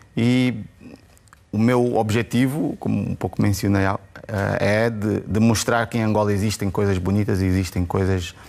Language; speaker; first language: Portuguese; native; Portuguese